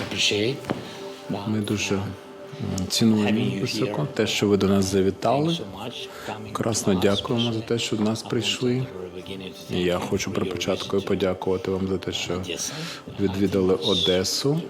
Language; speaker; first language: Ukrainian; non-native, local second language; Russian